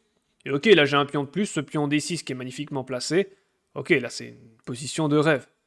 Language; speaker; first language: French; native; French